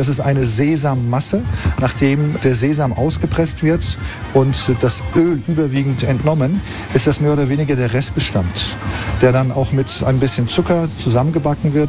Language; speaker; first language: German; non-native, fluent; Turkish